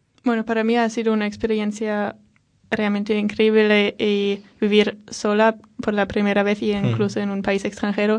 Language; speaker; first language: Spanish; non-native, fluent; German